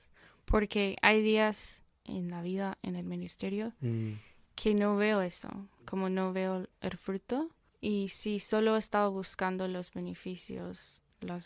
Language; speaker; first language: Spanish; non-native, fluent; English